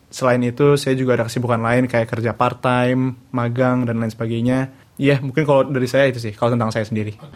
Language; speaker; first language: Indonesian; native; Indonesian